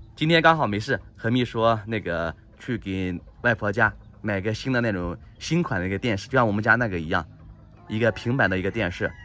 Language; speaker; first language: Chinese; native; Chinese